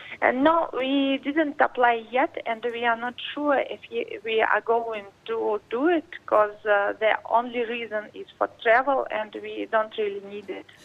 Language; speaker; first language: English; non-native, learner; Russian